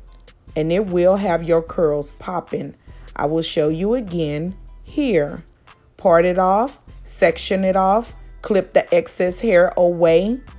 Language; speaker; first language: English; native; English